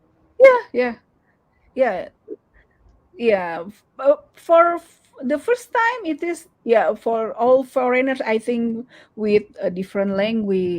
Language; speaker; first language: English; non-native, learner; Indonesian